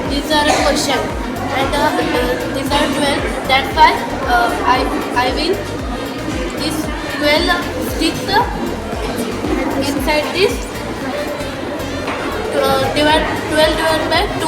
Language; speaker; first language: English; non-native, learner; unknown